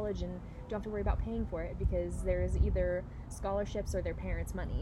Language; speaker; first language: English; native; English